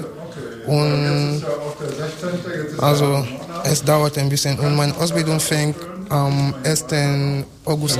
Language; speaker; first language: German; non-native, learner; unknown